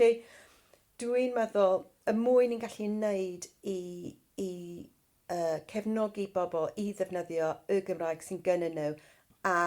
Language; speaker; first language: Welsh; non-native, fluent; English